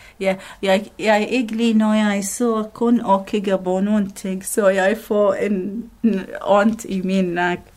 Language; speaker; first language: Danish; non-native, learner; Arabic